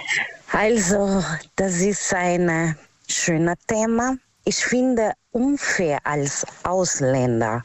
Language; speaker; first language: German; non-native, learner; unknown